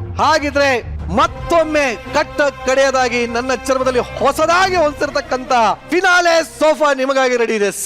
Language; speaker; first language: Kannada; native; Kannada